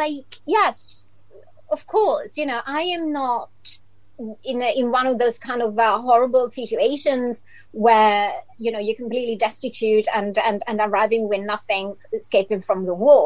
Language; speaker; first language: English; non-native, fluent; Italian